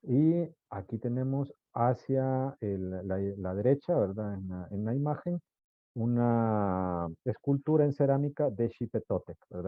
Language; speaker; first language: Spanish; native; Spanish